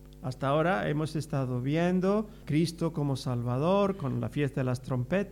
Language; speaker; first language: Spanish; native; Spanish